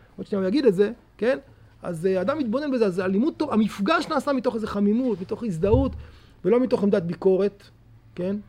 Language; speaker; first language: Hebrew; native; Hebrew